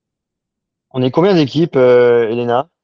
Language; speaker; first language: French; native; French